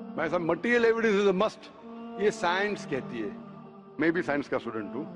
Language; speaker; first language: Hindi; non-native, local second language; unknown